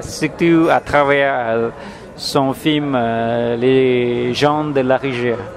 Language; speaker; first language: French; non-native, fluent; Khmer